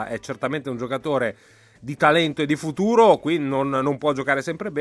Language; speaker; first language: Italian; native; Italian